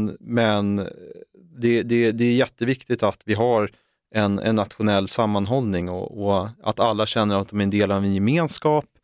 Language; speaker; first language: Swedish; native; Swedish